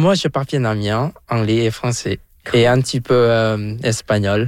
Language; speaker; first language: French; non-native, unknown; Vietnamese